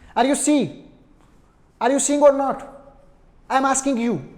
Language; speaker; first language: English; non-native, local second language; Gujarati